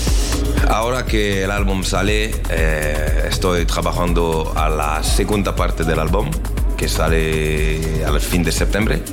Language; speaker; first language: Spanish; non-native, learner; French